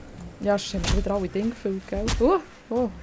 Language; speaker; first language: German; native; German